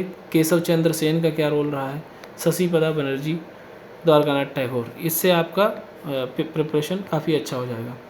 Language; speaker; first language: Hindi; native; Hindi